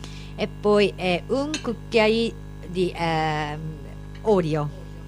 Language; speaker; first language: Italian; non-native, learner; Japanese